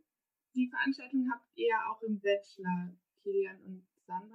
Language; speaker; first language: German; native; German